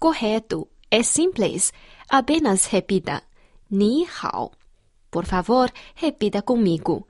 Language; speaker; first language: Portuguese; non-native, fluent; Chinese